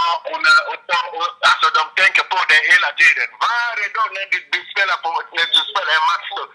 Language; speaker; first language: Swedish; non-native, fluent; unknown